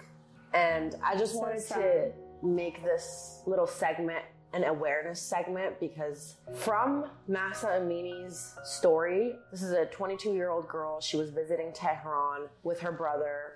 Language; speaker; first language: English; early bilingual, other home language; Persian